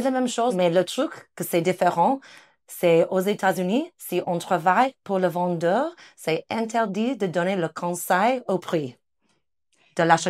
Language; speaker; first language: French; non-native, fluent; English